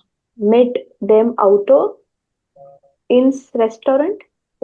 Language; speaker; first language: German; non-native, learner; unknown